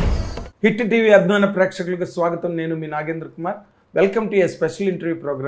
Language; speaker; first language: Telugu; native; Telugu